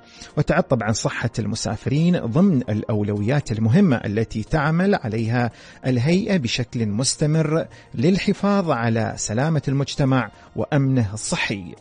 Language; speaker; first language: Arabic; native; Arabic